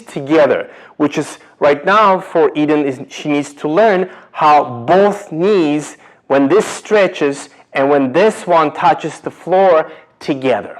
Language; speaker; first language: English; non-native, fluent; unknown